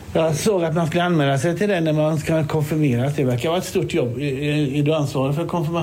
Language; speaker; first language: Swedish; native; Swedish